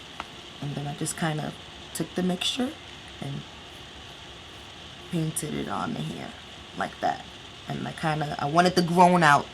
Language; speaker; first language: English; native; English